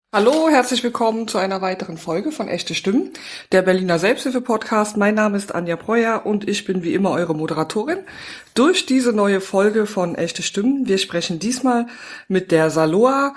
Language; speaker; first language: German; native; German